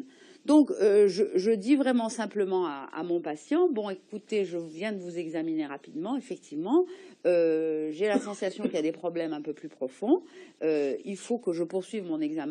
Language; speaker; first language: French; native; French